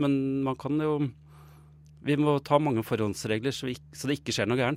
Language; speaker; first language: Norwegian; native; Norwegian